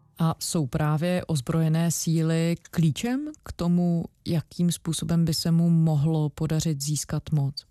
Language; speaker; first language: Czech; native; Czech